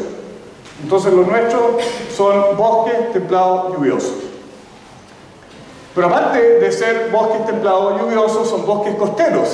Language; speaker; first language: Spanish; native; Spanish